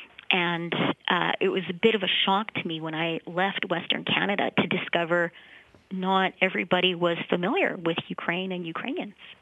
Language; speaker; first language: English; early bilingual, other home language; Ukrainian